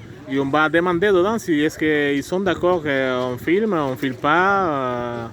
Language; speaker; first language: French; non-native, fluent; Spanish